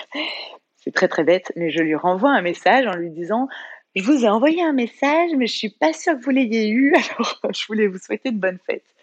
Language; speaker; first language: French; native; French